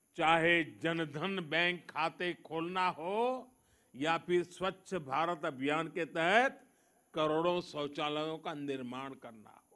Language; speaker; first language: Hindi; non-native, local second language; Gujarati